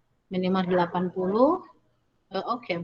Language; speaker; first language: English; non-native, fluent; Indonesian